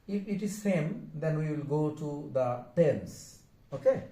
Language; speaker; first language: English; non-native, local second language; Bangla